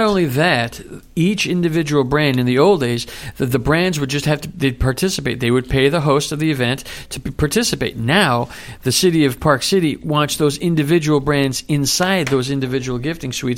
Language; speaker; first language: English; native; English